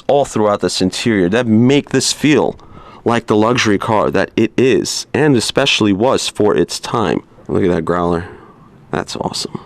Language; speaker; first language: English; native; English